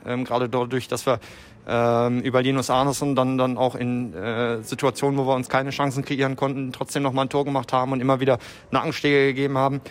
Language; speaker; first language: German; native; German